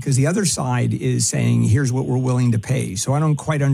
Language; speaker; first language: English; native; English